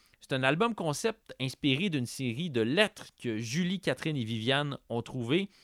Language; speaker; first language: French; native; French